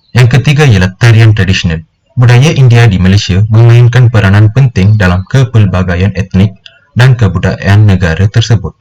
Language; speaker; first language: Malay; non-native, local second language; Tamil